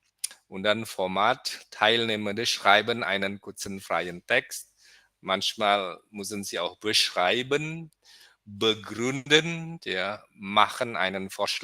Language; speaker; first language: German; non-native, fluent; Indonesian